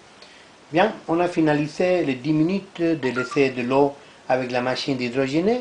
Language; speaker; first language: French; non-native, learner; Italian